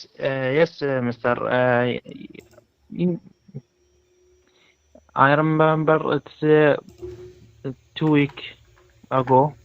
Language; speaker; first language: English; non-native, learner; Arabic